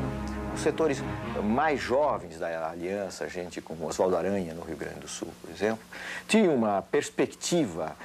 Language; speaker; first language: Portuguese; native; Portuguese